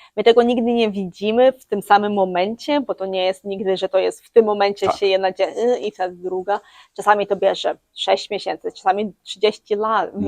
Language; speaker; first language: Polish; early bilingual, heritage; English